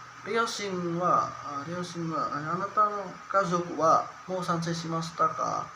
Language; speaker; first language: Japanese; non-native, learner; Indonesian